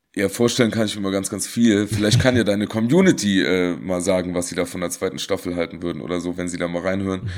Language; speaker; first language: German; native; German